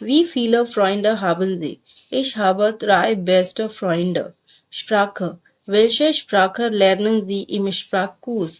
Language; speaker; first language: German; non-native, fluent; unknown